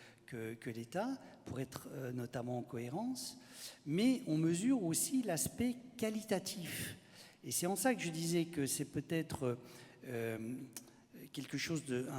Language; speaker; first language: French; native; French